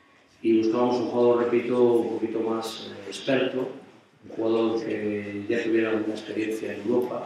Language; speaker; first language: Spanish; native; Spanish